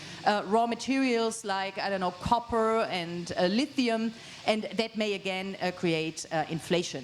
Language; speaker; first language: English; non-native, fluent; German